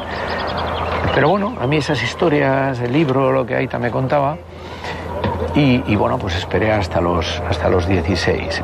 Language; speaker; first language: Spanish; native; Spanish